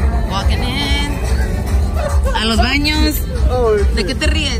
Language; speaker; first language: Spanish; early bilingual, heritage; Spanish